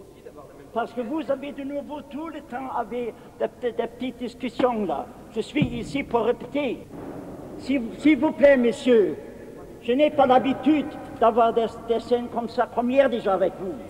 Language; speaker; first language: French; non-native, fluent; German